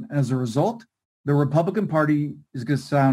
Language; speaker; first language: English; native; English